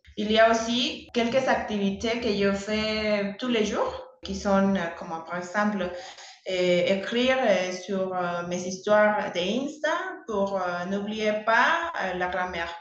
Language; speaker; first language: French; non-native, learner; Spanish